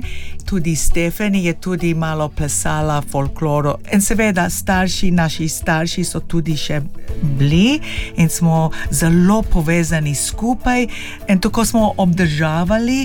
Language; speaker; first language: Slovenian; early bilingual, heritage; Slovenian